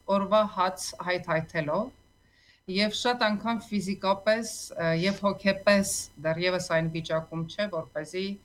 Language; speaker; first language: Armenian; native; Armenian